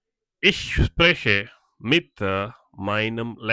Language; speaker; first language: German; non-native, fluent; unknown